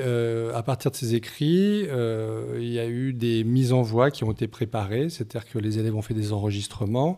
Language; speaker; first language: French; native; French